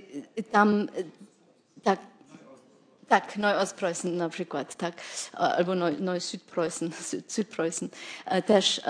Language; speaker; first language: Polish; non-native, fluent; German